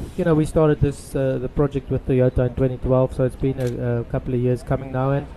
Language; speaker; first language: English; non-native, local second language; Afrikaans